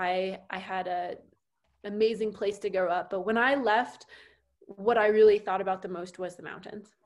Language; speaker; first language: English; native; English